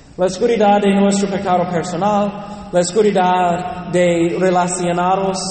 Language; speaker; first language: Spanish; non-native, learner; English